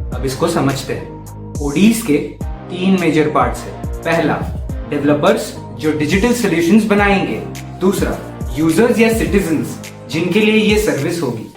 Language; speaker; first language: Hindi; native; Hindi